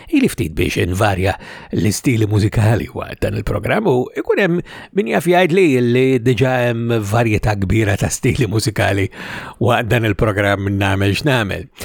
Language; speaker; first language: Maltese; native; Maltese